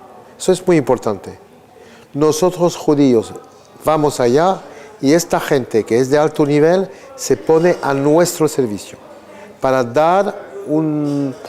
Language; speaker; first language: Spanish; early bilingual, heritage; Spanish